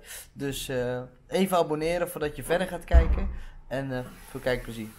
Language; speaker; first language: Dutch; native; Dutch